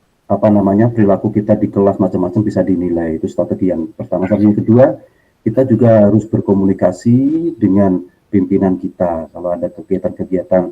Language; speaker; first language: Indonesian; native; Indonesian